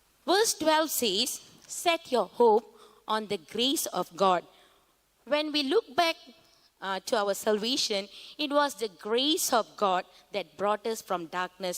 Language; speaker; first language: English; non-native, local second language; Tamil